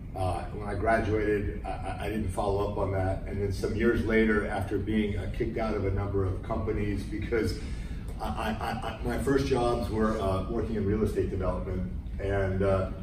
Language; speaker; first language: English; native; English